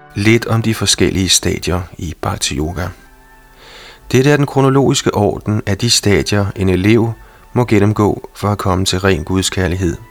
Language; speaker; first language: Danish; native; Danish